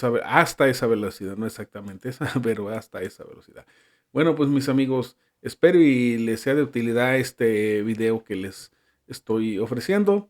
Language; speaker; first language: Spanish; native; Spanish